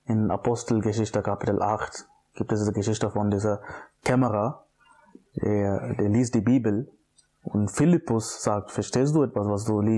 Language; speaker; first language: German; non-native, fluent; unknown